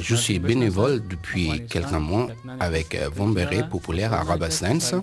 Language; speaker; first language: French; non-native, learner; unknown